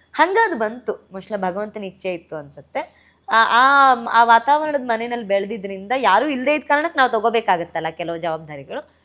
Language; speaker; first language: Kannada; native; Kannada